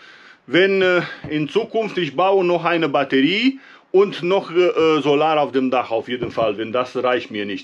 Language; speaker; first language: German; non-native, learner; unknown